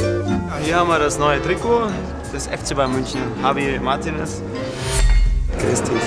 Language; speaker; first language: German; native; German